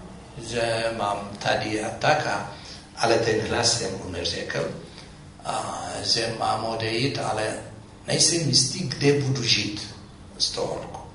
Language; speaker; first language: Czech; non-native, fluent; Amharic